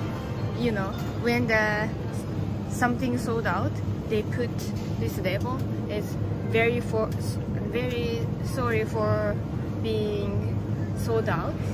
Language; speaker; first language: English; non-native, learner; Japanese